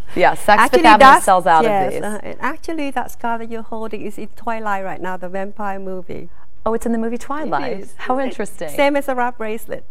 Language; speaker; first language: English; non-native, learner; Vietnamese